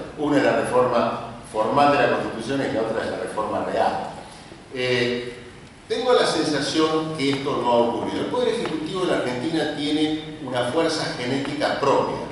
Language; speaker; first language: Spanish; native; Spanish